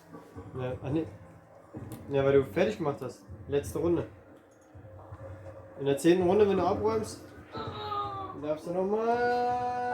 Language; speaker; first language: German; native; German